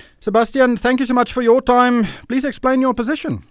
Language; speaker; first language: English; non-native, local second language; Afrikaans